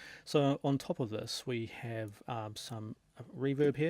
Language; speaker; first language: English; native; English